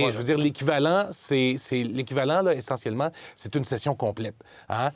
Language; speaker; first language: French; native; French